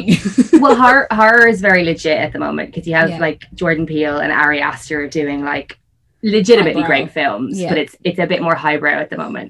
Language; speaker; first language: English; native; English